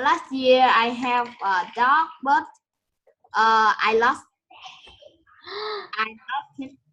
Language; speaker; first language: English; non-native, learner; Vietnamese